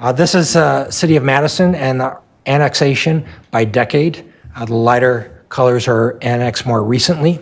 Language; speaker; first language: English; native; English